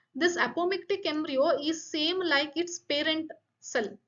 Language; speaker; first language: English; non-native, local second language; Kannada